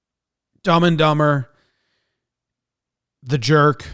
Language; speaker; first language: English; native; English